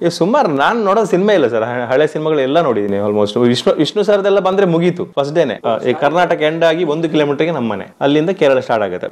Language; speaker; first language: Kannada; non-native, local second language; Tulu